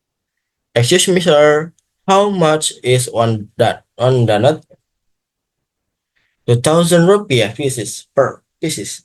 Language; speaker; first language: English; non-native, learner; Indonesian